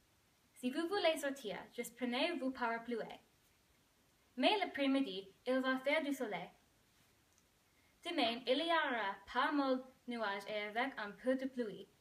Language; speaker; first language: French; non-native, learner; English